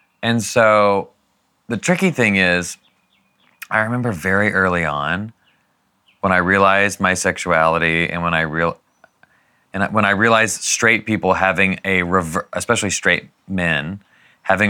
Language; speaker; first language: English; native; English